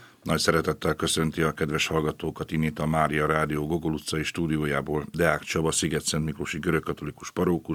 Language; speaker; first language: Hungarian; native; Hungarian